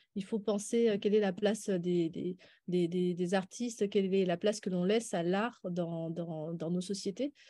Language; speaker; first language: French; native; French